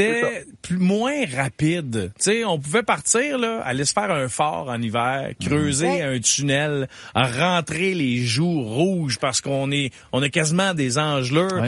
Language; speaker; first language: French; native; French